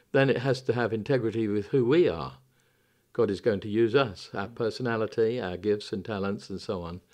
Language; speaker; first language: English; native; English